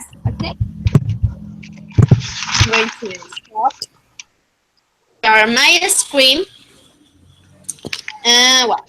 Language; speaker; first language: English; non-native, fluent; Spanish